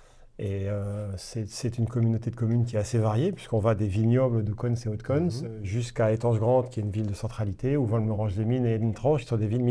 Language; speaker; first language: French; native; French